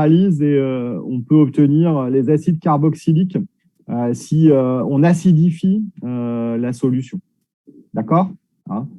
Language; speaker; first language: French; native; French